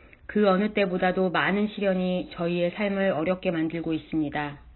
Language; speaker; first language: Korean; native; Korean